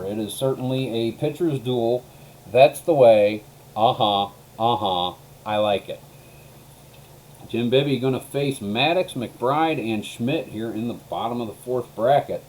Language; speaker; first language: English; native; English